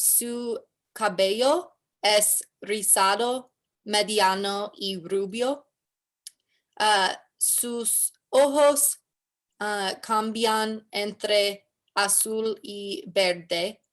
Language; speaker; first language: Spanish; non-native, learner; English